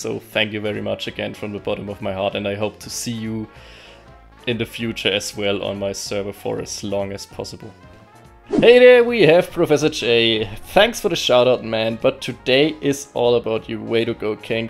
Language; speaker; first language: English; non-native, fluent; German